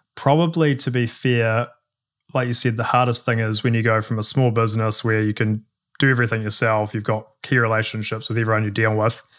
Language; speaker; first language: English; native; English